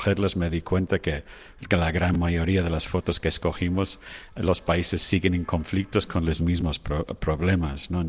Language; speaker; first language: Spanish; non-native, fluent; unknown